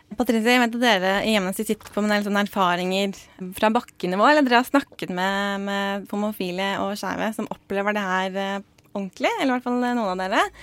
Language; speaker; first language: Norwegian; native; Norwegian